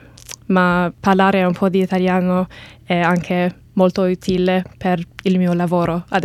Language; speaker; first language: Italian; non-native, learner; English